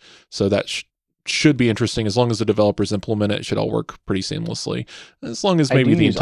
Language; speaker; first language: English; native; English